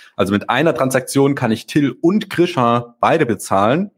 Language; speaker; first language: German; native; German